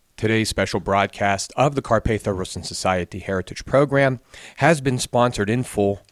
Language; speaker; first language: English; native; English